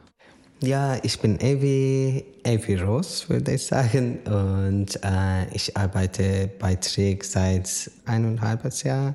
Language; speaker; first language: German; non-native, learner; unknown